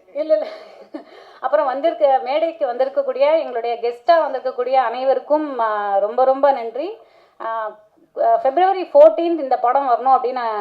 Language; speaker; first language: Tamil; native; Tamil